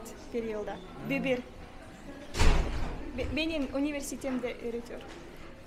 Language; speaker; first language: Turkish; non-native, learner; Kazakh